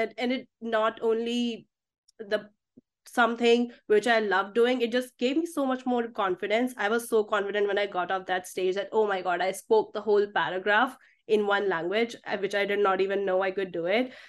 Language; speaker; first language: English; non-native, local second language; Hindi